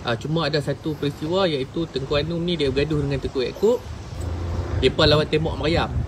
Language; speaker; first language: Malay; native; Malay